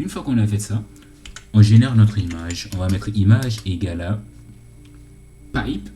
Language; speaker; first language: French; native; French